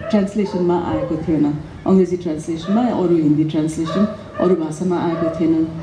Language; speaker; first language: Nepali; early bilingual, other home language; English